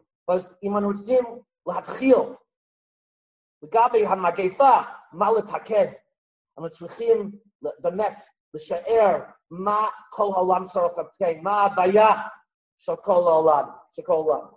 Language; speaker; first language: Hebrew; non-native, fluent; English